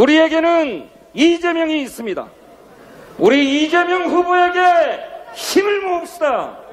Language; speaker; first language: Korean; native; Korean